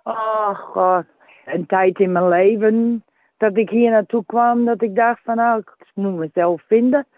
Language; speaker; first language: Dutch; early bilingual, heritage; Dutch